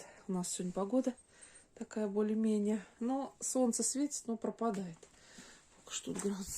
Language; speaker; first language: Russian; native; Russian